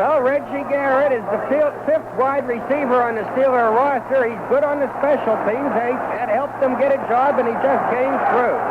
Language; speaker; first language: English; native; English